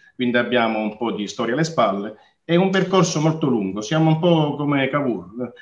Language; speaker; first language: Italian; native; Italian